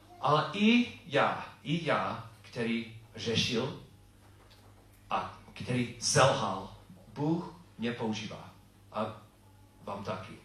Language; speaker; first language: Czech; non-native, fluent; English